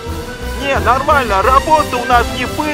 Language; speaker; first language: Russian; native; Russian